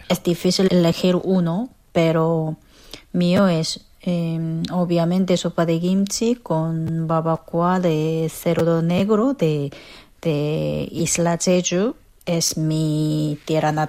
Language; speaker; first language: Spanish; non-native, fluent; Korean